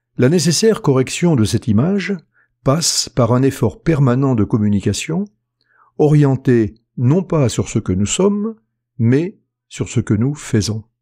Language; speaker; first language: French; native; French